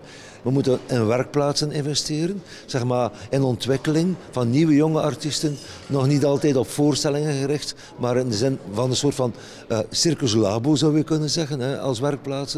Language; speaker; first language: Dutch; native; Dutch